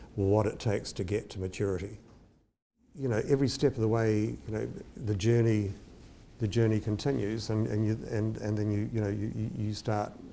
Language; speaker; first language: English; native; English